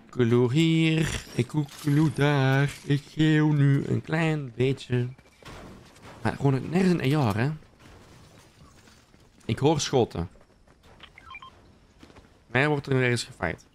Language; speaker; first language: Dutch; native; Dutch